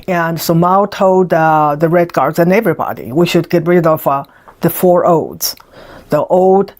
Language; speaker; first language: English; non-native, fluent; Chinese